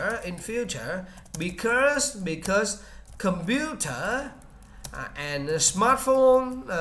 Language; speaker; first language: English; non-native, learner; Vietnamese